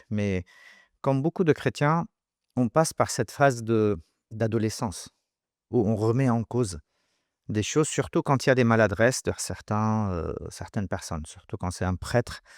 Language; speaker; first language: French; non-native, local second language; Arabic